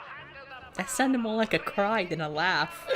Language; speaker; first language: English; native; English